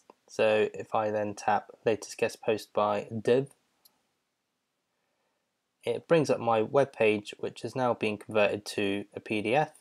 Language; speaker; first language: English; native; English